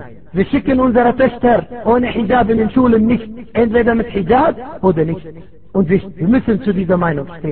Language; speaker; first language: German; non-native, fluent; Arabic